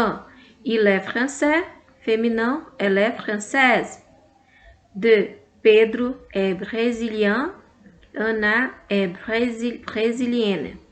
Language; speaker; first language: French; non-native, fluent; Portuguese